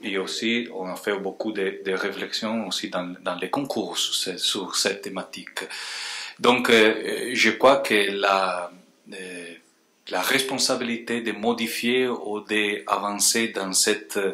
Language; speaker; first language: French; non-native, fluent; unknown